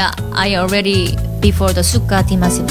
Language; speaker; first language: English; non-native, learner; Korean